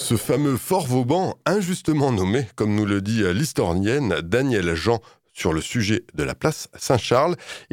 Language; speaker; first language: French; native; French